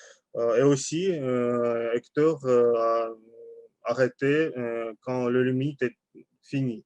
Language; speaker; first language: French; non-native, learner; Russian